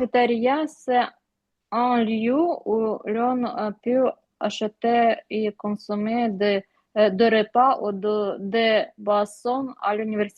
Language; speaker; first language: French; non-native, learner; Ukrainian